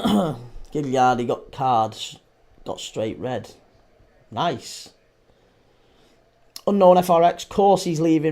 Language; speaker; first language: English; native; English